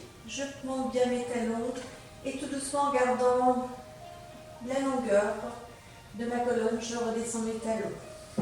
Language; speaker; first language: French; native; French